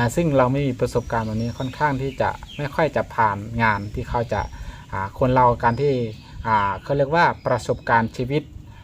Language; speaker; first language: Thai; native; Thai